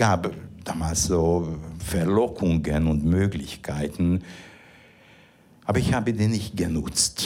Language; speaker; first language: German; non-native, fluent; Hungarian